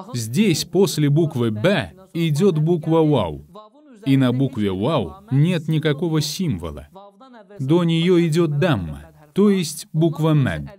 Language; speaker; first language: Russian; non-native, fluent; Azerbaijani